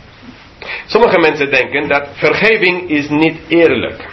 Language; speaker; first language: Dutch; non-native, fluent; English